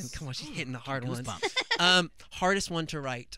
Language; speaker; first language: English; native; English